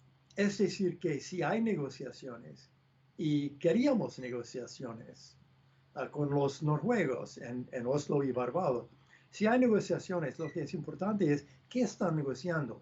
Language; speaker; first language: Spanish; non-native, fluent; English